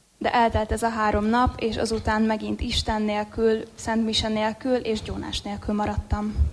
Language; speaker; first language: Hungarian; native; Hungarian